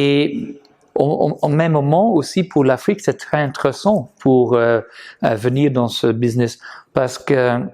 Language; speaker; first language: French; non-native, fluent; Dutch